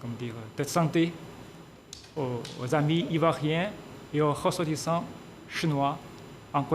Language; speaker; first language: French; non-native, fluent; Chinese